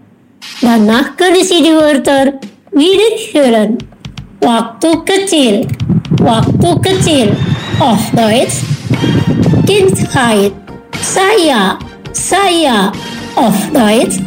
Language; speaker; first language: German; non-native, learner; Indonesian